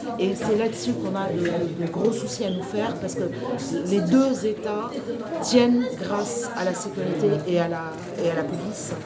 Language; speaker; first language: French; native; French